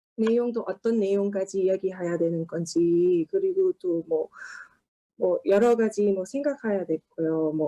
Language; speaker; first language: Korean; non-native, fluent; Thai